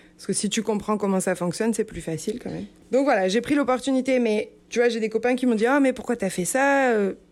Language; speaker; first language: French; native; French